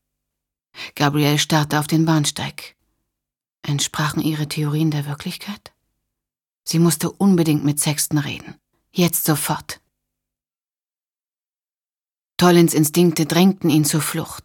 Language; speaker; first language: German; native; German